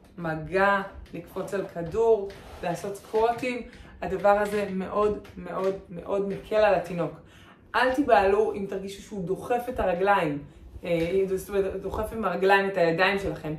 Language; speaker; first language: Hebrew; native; Hebrew